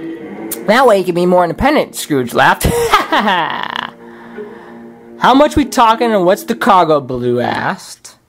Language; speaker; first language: English; native; English